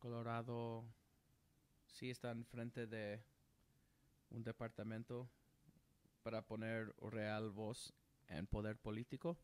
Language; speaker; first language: Spanish; non-native, learner; English